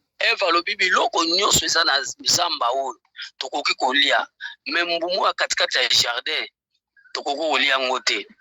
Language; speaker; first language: Lingala; native; Lingala